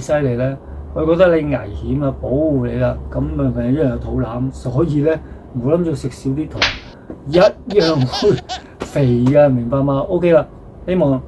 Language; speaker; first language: Cantonese; native; Cantonese